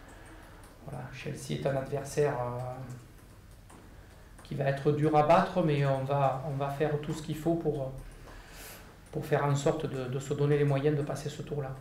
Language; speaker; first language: French; native; French